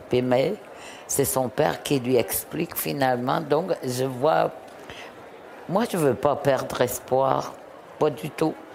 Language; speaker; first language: French; non-native, local second language; Innu-aimun